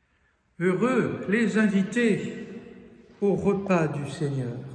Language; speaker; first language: French; native; French